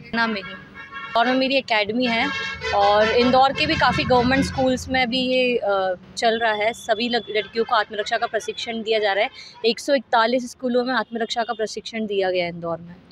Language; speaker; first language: Hindi; native; Hindi